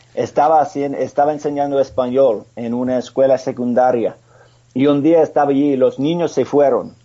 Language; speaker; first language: Spanish; non-native, fluent; English